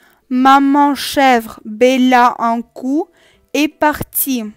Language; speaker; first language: French; non-native, fluent; Russian